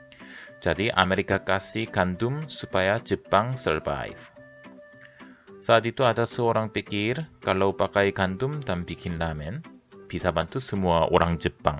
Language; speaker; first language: Indonesian; non-native, fluent; Korean